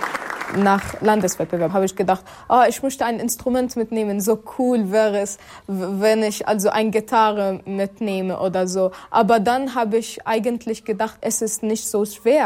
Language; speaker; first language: German; non-native, fluent; Arabic